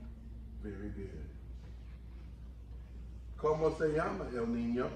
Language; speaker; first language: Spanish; non-native, learner; English